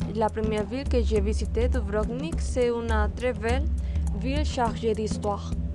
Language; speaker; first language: French; non-native, learner; Spanish